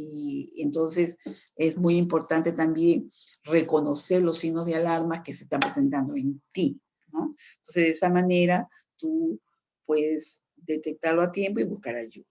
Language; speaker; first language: Spanish; native; Spanish